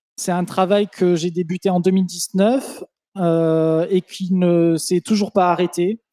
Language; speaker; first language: French; native; French